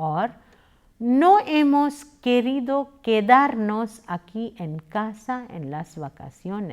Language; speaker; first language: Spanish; non-native, fluent; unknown